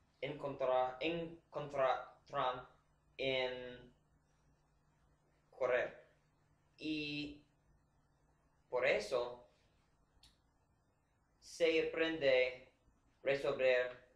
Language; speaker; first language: Spanish; non-native, learner; English